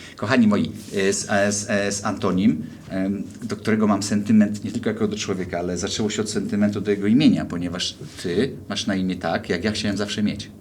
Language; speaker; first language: Polish; native; Polish